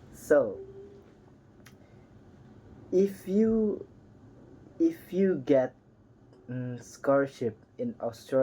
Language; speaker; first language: English; non-native, learner; Indonesian